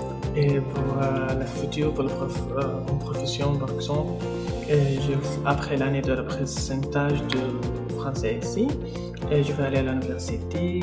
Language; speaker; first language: French; non-native, learner; Arabic